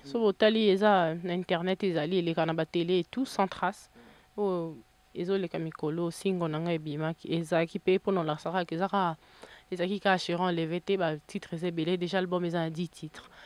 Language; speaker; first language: French; non-native, local second language; Lingala